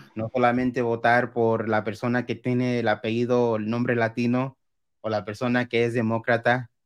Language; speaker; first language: Spanish; early bilingual, heritage; Spanish